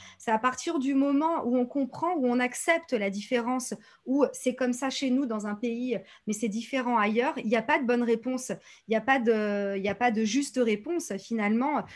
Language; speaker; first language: French; native; French